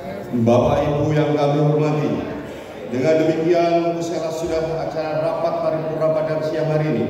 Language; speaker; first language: Indonesian; native; Indonesian